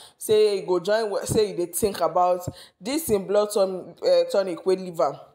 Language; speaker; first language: Nigerian Pidgin; non-native, local second language; Yoruba